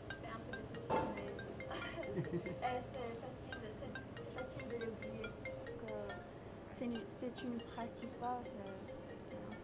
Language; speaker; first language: French; non-native, learner; Arabic